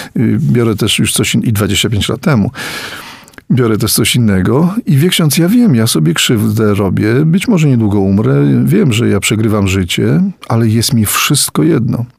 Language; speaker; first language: Polish; native; Polish